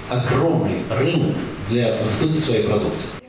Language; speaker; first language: Russian; native; Russian